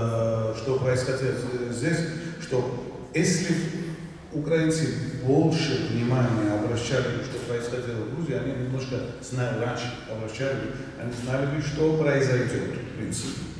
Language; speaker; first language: Russian; non-native, fluent; Georgian